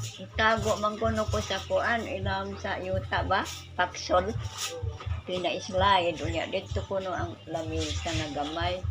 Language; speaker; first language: Cebuano; non-native, local second language; Hiligaynon